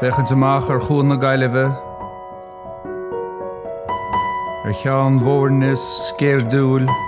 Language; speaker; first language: Irish; native; Irish